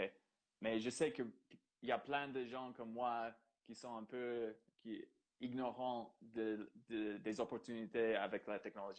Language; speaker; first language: French; non-native, fluent; English